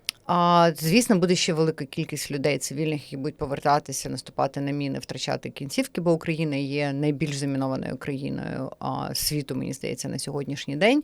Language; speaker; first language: Ukrainian; native; Ukrainian